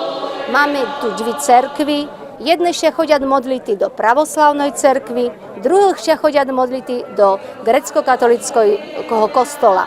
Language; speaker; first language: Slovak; non-native, local second language; Rusyn